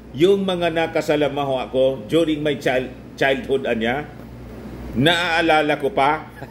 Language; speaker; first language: Filipino; native; Filipino